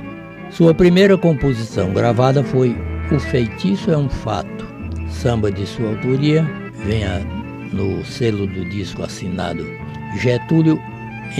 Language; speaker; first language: Portuguese; native; Portuguese